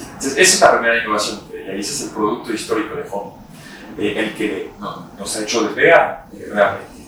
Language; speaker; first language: Spanish; non-native, fluent; French